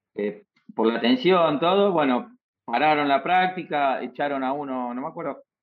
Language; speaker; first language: Spanish; native; Spanish